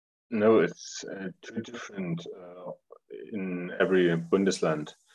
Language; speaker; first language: English; non-native, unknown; German